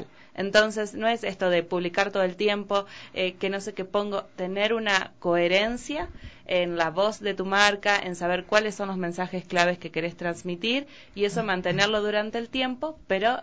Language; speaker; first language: Spanish; native; Spanish